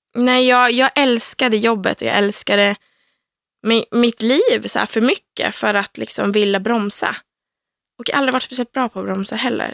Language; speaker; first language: Swedish; native; Swedish